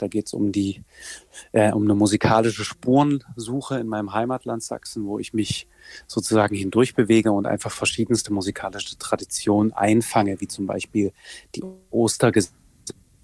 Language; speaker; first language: German; native; German